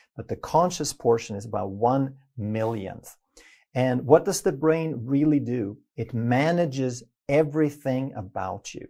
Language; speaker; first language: English; non-native, fluent; Swedish